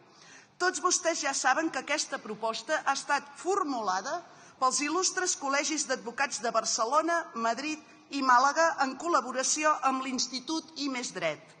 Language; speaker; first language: Catalan; native; Catalan